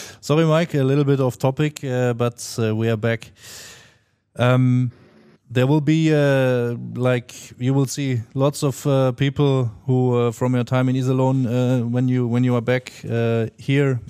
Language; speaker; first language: English; non-native, fluent; German